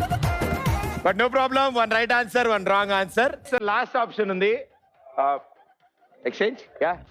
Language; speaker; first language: Telugu; native; Telugu